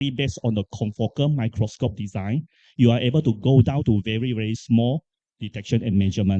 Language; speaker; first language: English; non-native, fluent; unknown